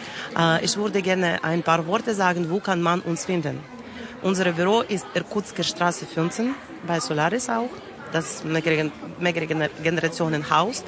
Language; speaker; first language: German; non-native, learner; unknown